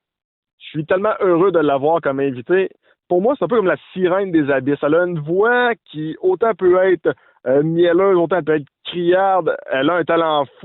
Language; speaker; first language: French; native; French